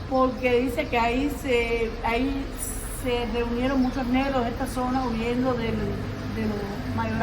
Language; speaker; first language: Spanish; native; Spanish